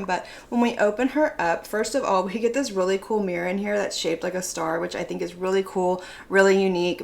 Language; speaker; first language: English; native; English